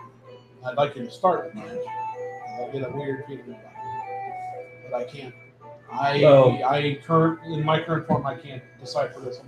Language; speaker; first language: English; native; English